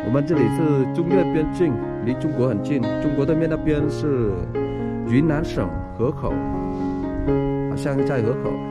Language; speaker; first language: Chinese; non-native, fluent; Vietnamese